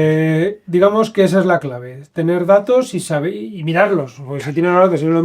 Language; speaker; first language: Spanish; native; Spanish